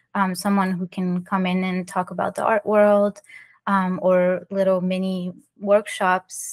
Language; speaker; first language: English; early bilingual, other home language; French